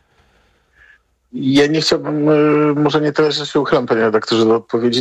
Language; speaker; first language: Polish; native; Polish